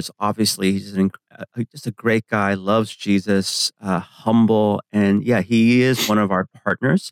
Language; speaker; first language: English; early bilingual, other home language; Korean